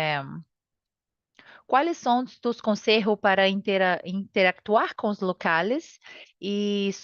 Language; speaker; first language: Spanish; non-native, learner; Portuguese